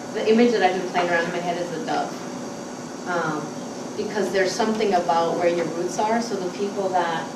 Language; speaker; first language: English; native; English